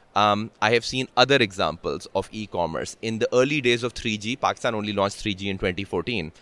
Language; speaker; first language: English; non-native, local second language; Urdu